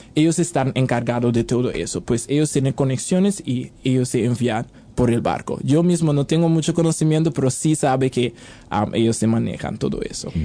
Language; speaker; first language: Spanish; non-native, fluent; Papiamento